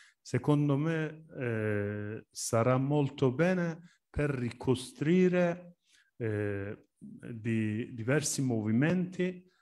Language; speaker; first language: Italian; non-native, learner; Turkish